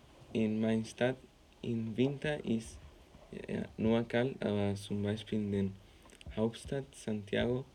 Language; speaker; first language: German; non-native, learner; Spanish